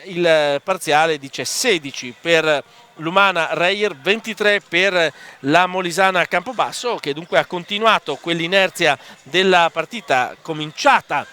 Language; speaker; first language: Italian; native; Italian